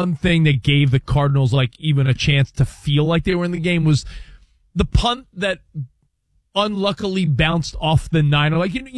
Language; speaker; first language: English; native; English